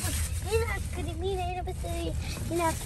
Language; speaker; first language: Arabic; early bilingual, other home language; Urdu